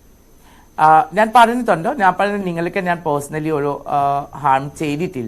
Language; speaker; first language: Malayalam; non-native, local second language; Assamese